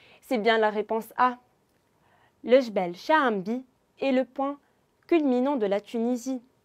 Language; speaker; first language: French; non-native, local second language; Arabic